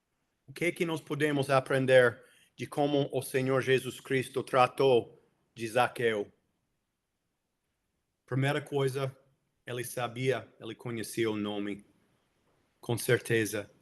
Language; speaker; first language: Portuguese; non-native, fluent; English